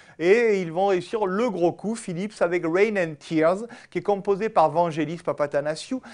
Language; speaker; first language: French; native; French